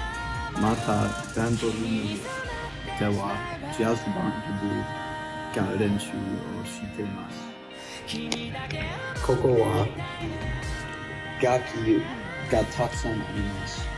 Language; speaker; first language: Japanese; non-native, learner; English